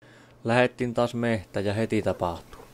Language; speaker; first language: Finnish; native; Finnish